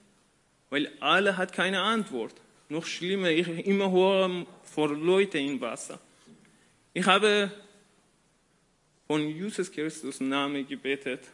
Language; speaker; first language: German; non-native, learner; Persian